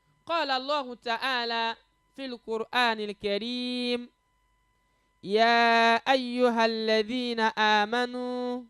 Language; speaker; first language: Arabic; non-native, fluent; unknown